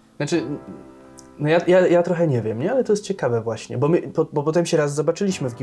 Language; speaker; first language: Polish; native; Polish